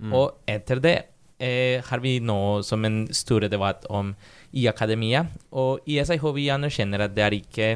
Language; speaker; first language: Norwegian; non-native, fluent; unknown